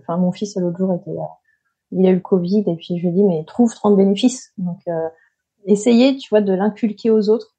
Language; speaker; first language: French; native; French